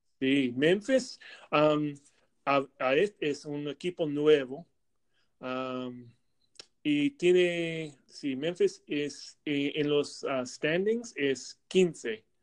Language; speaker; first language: Spanish; non-native, learner; English